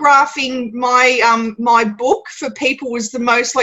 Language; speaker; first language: English; native; English